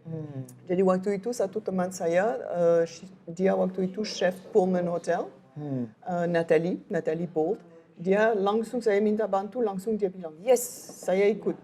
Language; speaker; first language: Indonesian; non-native, learner; French